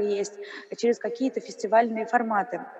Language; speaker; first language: Russian; native; Russian